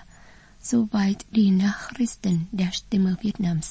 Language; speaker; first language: German; non-native, fluent; Vietnamese